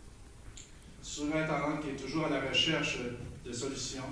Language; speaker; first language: French; native; French